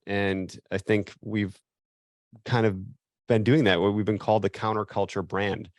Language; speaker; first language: English; native; English